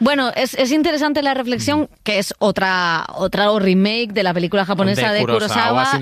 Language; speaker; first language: Spanish; native; Spanish